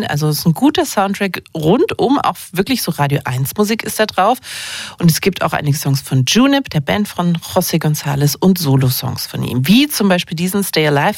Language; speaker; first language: German; native; German